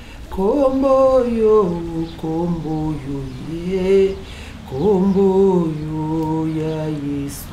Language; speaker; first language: French; non-native, local second language; Lingala